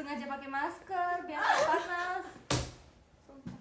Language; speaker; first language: Indonesian; early bilingual, heritage; Indonesian